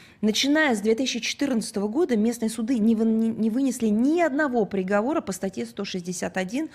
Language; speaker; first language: Russian; native; Russian